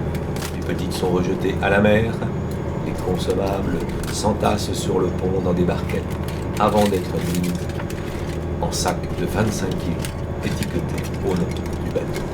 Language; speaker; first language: French; native; French